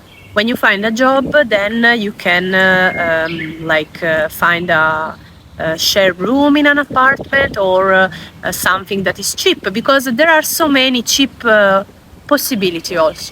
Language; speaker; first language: English; non-native, fluent; Italian